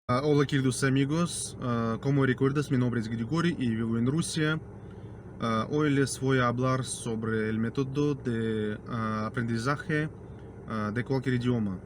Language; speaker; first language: Spanish; non-native, fluent; Russian